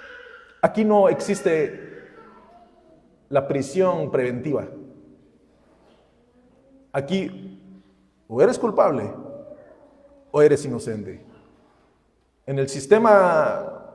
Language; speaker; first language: Spanish; native; Spanish